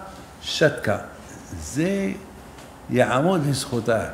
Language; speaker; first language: Hebrew; non-native, fluent; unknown